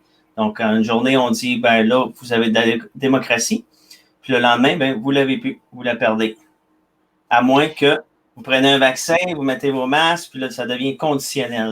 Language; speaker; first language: French; native; French